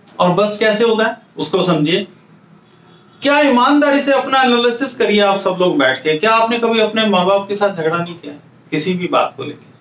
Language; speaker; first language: Hindi; native; Hindi